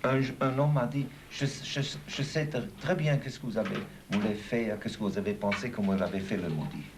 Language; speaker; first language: French; non-native, fluent; German